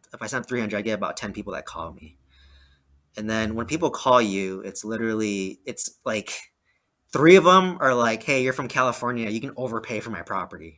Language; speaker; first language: English; native; English